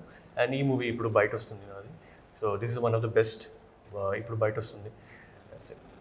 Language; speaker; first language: Telugu; non-native, fluent; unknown